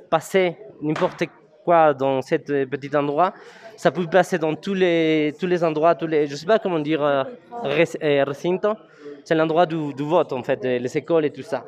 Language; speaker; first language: French; non-native, fluent; Spanish